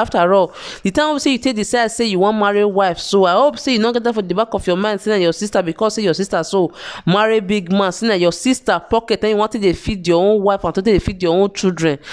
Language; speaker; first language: Nigerian Pidgin; native; Nigerian Pidgin